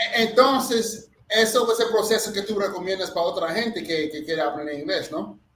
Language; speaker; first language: Spanish; non-native, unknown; English